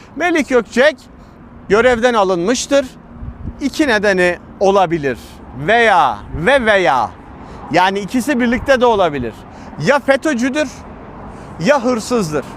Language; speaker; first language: Turkish; native; Turkish